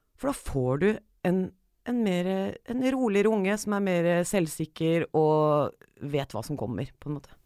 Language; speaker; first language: Norwegian; native; Norwegian